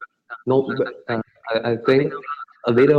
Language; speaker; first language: English; non-native, learner; Chinese